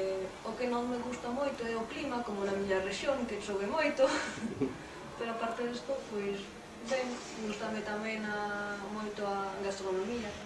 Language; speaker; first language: Galician; non-native, fluent; French